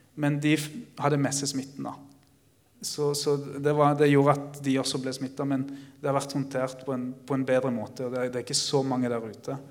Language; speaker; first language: Norwegian; early bilingual, other home language; Spanish